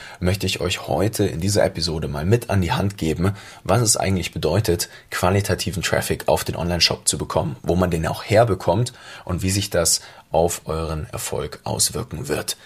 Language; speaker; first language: German; native; German